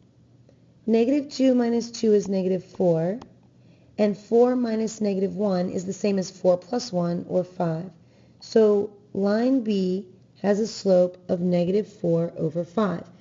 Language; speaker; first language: English; native; English